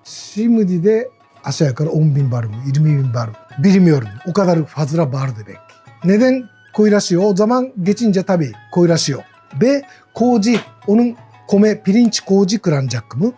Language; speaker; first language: Turkish; non-native, learner; Japanese